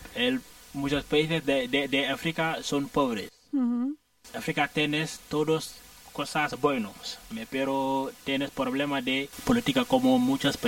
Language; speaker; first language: Spanish; non-native, learner; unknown